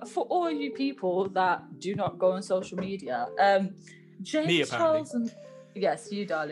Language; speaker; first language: English; native; English